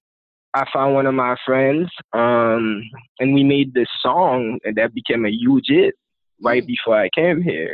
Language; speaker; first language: English; non-native, fluent; Haitian Creole